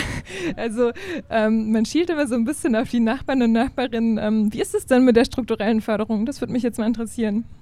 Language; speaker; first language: German; native; German